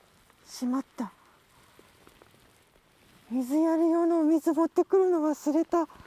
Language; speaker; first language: Japanese; native; Japanese